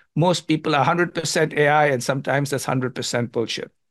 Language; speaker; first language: English; non-native, local second language; Gujarati